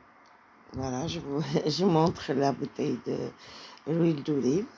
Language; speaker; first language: French; non-native, fluent; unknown